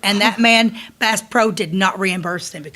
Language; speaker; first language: English; native; English